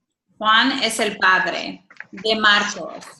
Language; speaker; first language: Spanish; non-native, fluent; English